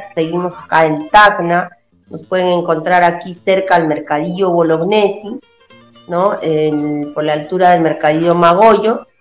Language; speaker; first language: Spanish; native; Spanish